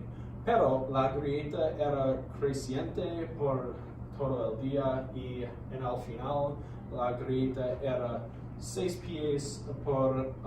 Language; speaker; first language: Spanish; non-native, learner; English